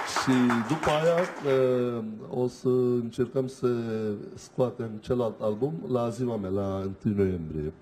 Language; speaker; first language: Romanian; non-native, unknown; Turkish